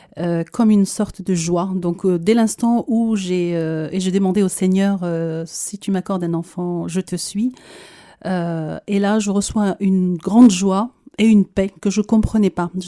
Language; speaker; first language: French; early bilingual, other home language; Arabic